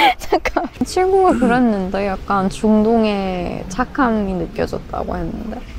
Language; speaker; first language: Korean; non-native, fluent; Persian